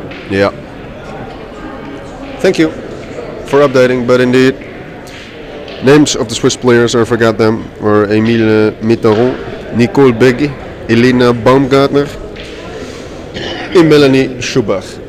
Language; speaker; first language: English; non-native, fluent; Dutch